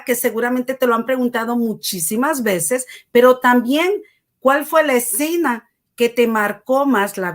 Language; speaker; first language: Spanish; native; Spanish